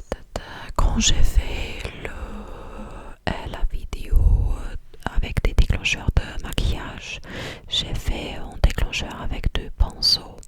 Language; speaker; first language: French; non-native, learner; English